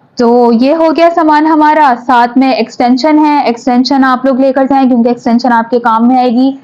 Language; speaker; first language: Urdu; native; Urdu